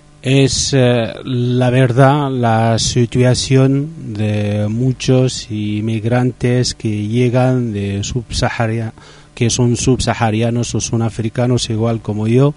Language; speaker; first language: Spanish; non-native, fluent; Riffian